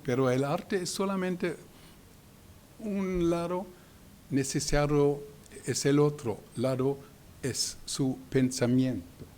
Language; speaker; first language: Spanish; non-native, learner; German